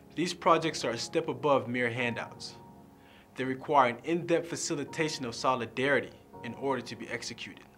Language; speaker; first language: English; native; English